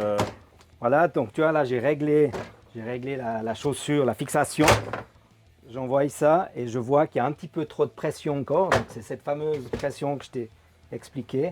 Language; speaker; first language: French; native; French